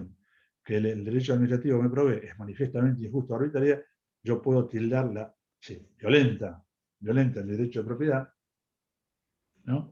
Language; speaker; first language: Spanish; native; Spanish